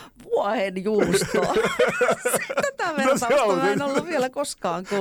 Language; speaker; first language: Finnish; native; Finnish